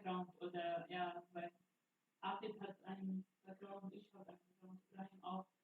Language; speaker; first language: German; non-native, fluent; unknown